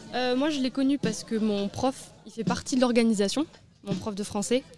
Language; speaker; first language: French; native; French